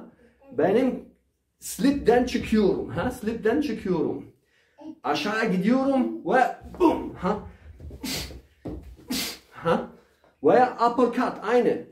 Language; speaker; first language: Turkish; non-native, learner; Arabic